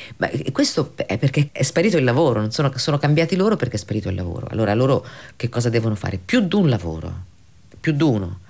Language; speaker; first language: Italian; native; Italian